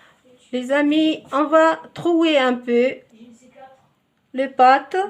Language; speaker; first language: French; non-native, local second language; Arabic